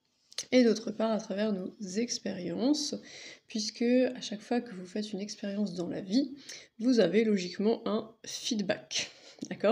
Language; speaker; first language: French; native; French